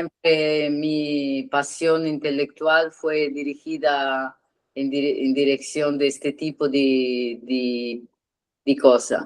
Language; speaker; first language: Spanish; non-native, learner; Italian